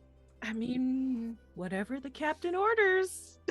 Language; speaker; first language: English; native; English